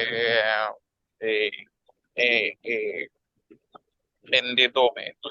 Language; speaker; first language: English; non-native, learner; Haitian Creole